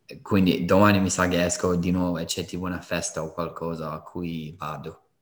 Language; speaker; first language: Italian; non-native, fluent; English